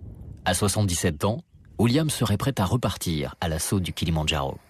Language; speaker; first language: French; native; French